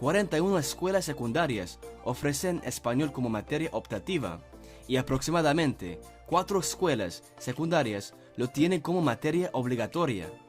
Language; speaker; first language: Spanish; non-native, fluent; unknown